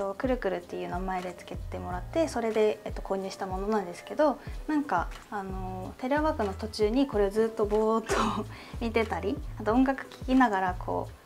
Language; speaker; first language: Japanese; non-native, fluent; Korean